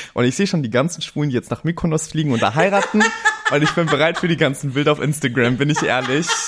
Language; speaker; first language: German; early bilingual, other home language; Greek